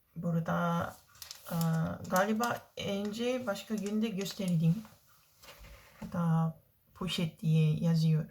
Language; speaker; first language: Turkish; non-native, learner; Korean